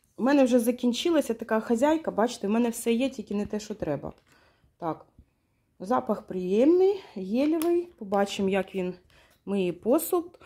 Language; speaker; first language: Ukrainian; non-native, local second language; Russian